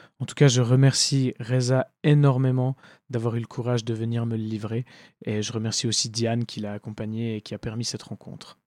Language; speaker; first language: French; native; French